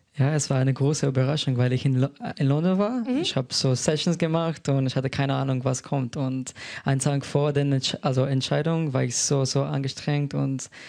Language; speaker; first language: German; non-native, learner; Slovenian